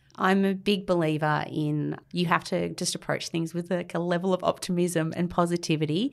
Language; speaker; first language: English; native; English